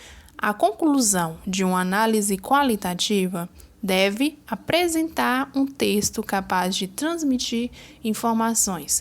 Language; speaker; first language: Portuguese; native; Portuguese